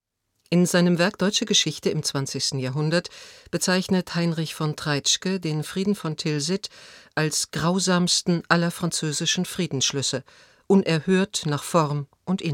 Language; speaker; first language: German; native; German